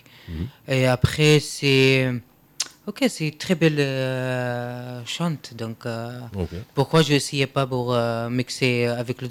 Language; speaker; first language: French; non-native, learner; Arabic